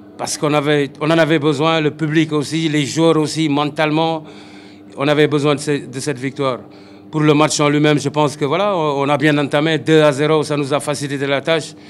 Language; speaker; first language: French; non-native, local second language; Wolof